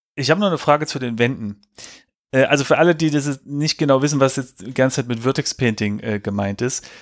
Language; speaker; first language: German; native; German